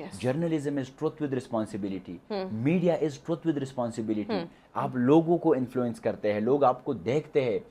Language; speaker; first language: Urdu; non-native, local second language; Pashto